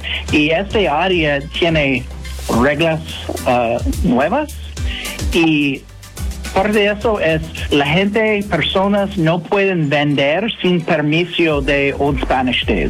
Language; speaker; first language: Spanish; non-native, fluent; English